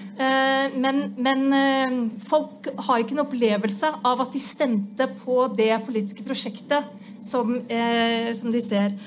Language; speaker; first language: Norwegian; native; Norwegian